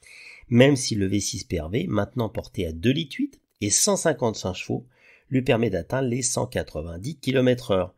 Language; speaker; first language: French; native; French